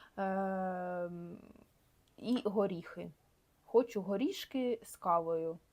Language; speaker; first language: Ukrainian; native; Ukrainian